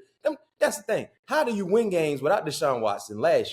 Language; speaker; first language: English; native; English